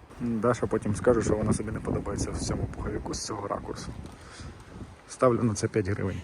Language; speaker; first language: Ukrainian; non-native, local second language; Russian